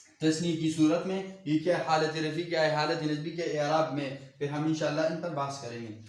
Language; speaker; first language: Urdu; non-native, local second language; Pashto